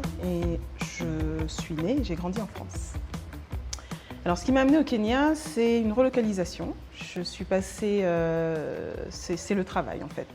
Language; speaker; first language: French; early bilingual, other home language; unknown